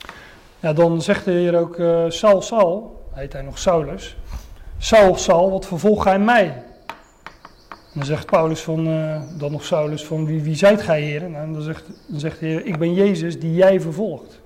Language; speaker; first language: Dutch; native; Dutch